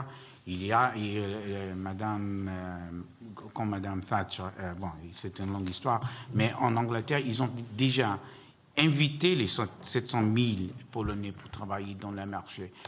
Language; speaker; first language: French; non-native, learner; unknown